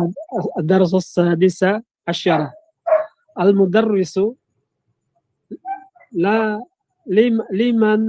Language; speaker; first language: Arabic; non-native, learner; Filipino